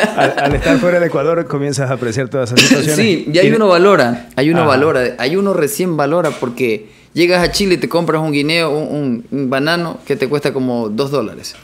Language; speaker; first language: Spanish; native; Spanish